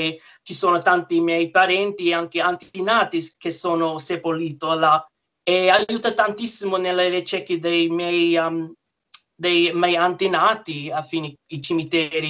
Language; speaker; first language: Italian; early bilingual, heritage; English